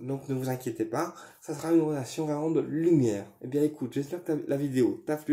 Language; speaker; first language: French; native; French